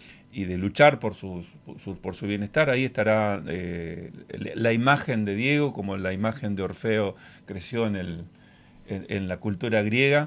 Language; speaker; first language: Spanish; native; Spanish